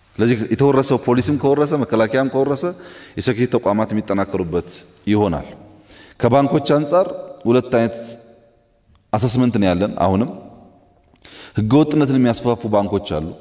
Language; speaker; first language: Amharic; non-native, local second language; Oromo